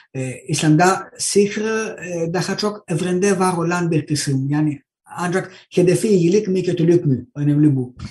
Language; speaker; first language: Turkish; non-native, fluent; Greek